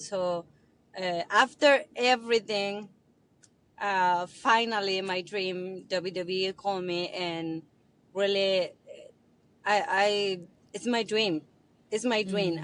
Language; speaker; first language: English; non-native, learner; Spanish